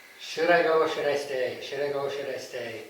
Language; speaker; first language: English; native; English